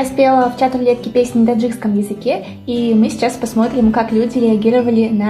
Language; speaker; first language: Russian; native; Russian